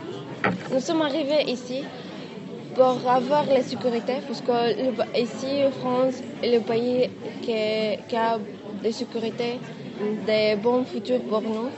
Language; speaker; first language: French; non-native, learner; Arabic